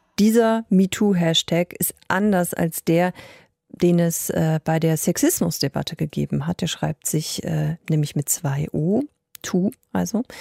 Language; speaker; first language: German; native; German